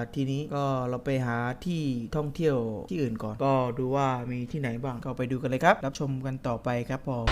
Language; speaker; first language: Thai; non-native, fluent; Malay